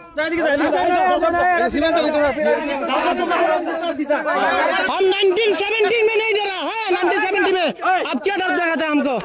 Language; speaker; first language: Hindi; non-native, learner; Bangla